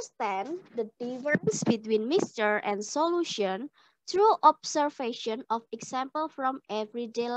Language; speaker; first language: English; non-native, learner; Indonesian